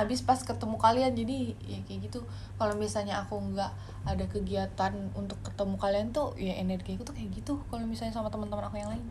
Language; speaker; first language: Indonesian; native; Indonesian